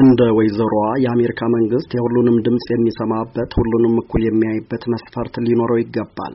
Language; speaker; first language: Amharic; native; Amharic